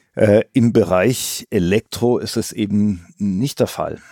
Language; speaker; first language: German; native; German